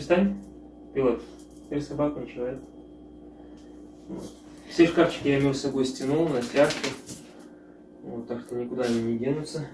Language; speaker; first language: Russian; native; Russian